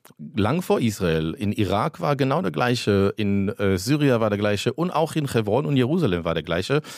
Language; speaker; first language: German; non-native, fluent; Hebrew